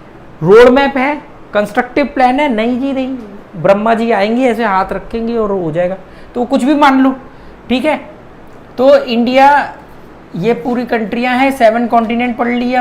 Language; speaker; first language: Hindi; native; Hindi